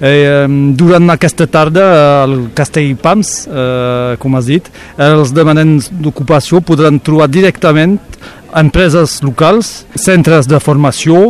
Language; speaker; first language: Catalan; non-native, local second language; French